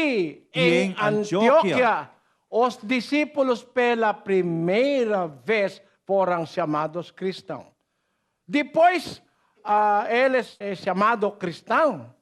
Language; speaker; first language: Portuguese; non-native, learner; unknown